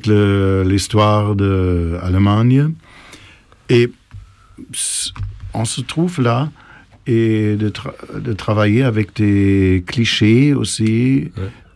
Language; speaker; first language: French; non-native, fluent; German